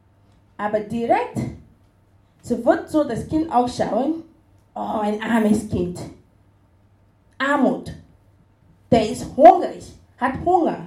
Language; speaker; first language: German; non-native, fluent; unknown